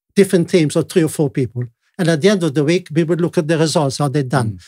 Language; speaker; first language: English; non-native, fluent; Italian